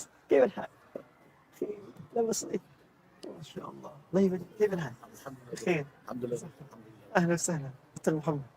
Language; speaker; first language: Arabic; non-native, fluent; Indonesian